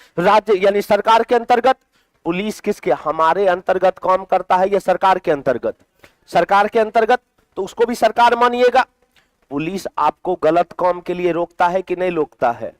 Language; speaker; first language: Hindi; native; Hindi